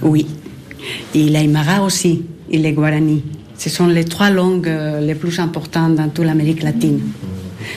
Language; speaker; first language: French; non-native, learner; Spanish